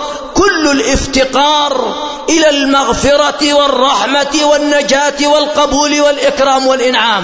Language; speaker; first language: Arabic; native; Arabic